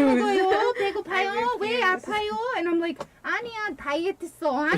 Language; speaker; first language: Korean; non-native, learner; English